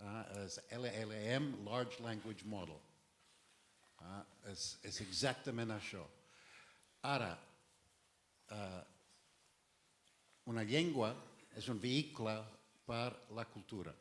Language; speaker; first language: Catalan; non-native, fluent; French